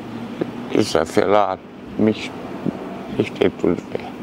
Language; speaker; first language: German; non-native, learner; Romanian